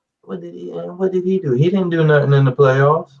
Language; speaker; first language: English; native; English